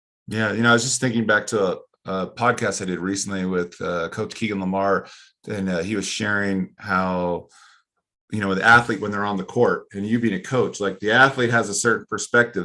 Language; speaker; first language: English; native; English